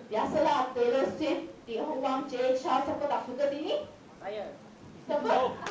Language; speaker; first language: Malay; non-native, local second language; Chinese